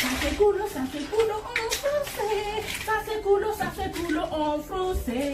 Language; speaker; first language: French; non-native, learner; Igbo